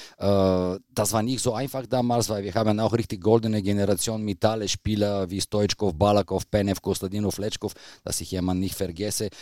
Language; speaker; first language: German; non-native, fluent; Bulgarian